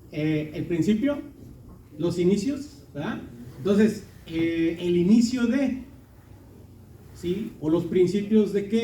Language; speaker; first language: Spanish; native; Spanish